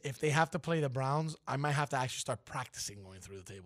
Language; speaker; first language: English; early bilingual, other home language; Spanish